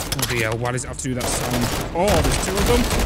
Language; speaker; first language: English; native; English